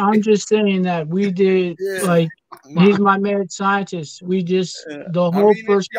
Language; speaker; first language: English; native; English